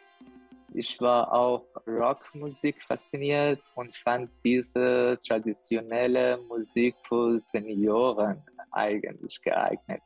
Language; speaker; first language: German; non-native, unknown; Persian